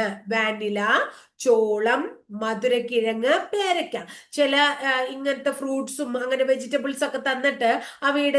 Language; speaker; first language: Malayalam; native; Malayalam